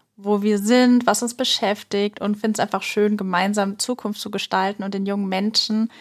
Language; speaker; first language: German; native; German